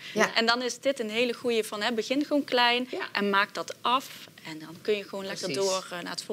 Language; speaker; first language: Dutch; native; Dutch